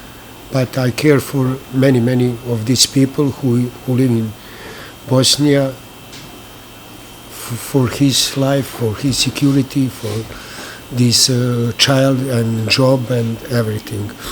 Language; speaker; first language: English; non-native, learner; Bosnian